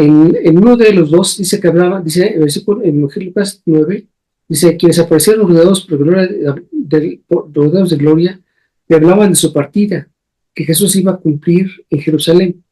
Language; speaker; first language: Spanish; native; Spanish